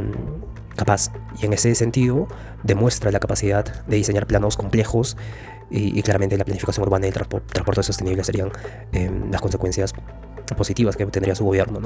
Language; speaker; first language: Spanish; native; Spanish